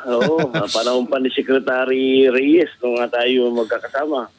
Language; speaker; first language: Filipino; native; Filipino